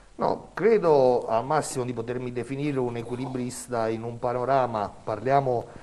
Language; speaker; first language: Italian; native; Italian